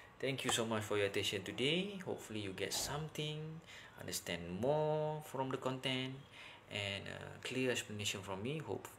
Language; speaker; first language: English; non-native, local second language; Malay